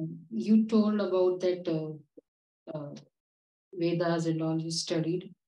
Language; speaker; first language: English; non-native, local second language; Hindi